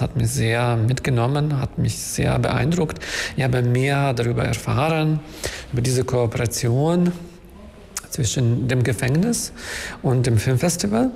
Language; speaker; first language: German; non-native, fluent; Ukrainian